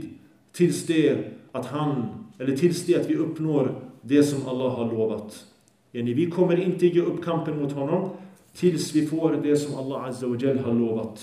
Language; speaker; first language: Swedish; early bilingual, other home language; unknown